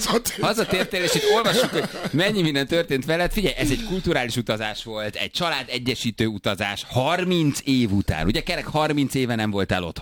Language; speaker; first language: Hungarian; native; Hungarian